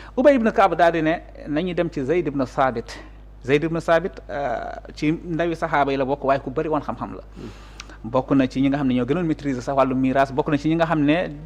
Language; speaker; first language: Wolof; native; Wolof